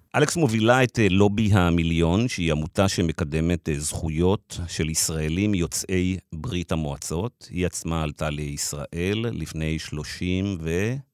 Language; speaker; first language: Hebrew; native; Hebrew